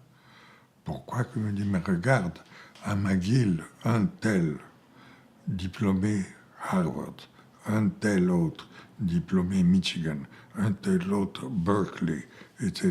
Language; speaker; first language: French; non-native, fluent; Bulgarian